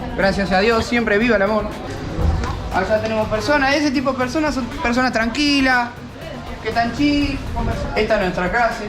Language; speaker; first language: Spanish; native; Spanish